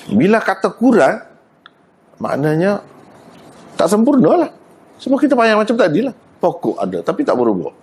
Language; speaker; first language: Malay; native; Malay